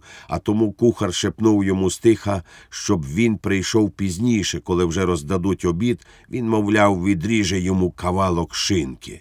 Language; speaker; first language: Ukrainian; native; Ukrainian